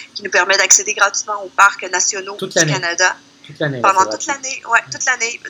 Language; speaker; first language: French; native; French